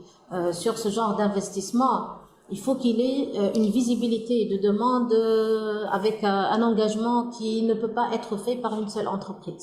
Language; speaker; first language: French; non-native, local second language; Arabic